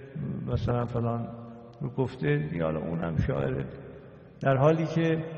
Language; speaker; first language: Persian; native; Persian